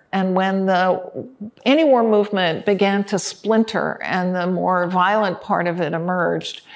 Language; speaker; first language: English; native; English